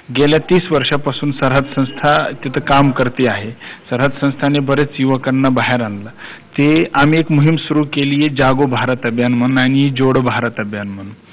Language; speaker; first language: Marathi; non-native, fluent; Kashmiri